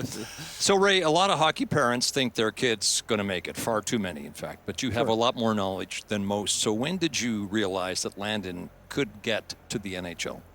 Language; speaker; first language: English; native; English